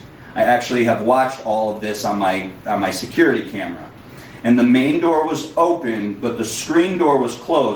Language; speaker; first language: English; native; English